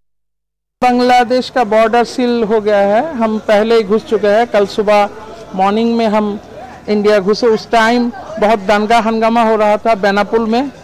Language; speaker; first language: Hindi; non-native, local second language; Bangla